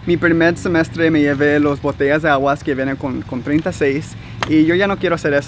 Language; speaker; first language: Spanish; early bilingual, heritage; Spanish